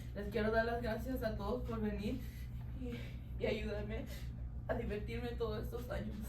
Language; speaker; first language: Spanish; early bilingual, heritage; Spanish